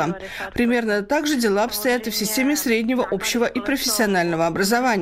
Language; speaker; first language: Russian; native; Russian